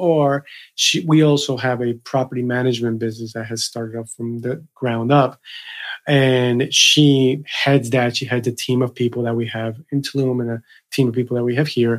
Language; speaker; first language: English; early bilingual, other home language; Spanish